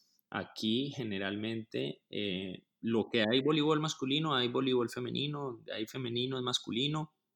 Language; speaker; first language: Spanish; native; Spanish